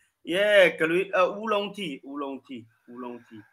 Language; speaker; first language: English; non-native, learner; Chinese